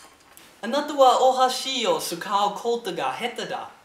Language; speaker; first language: Japanese; non-native, learner; English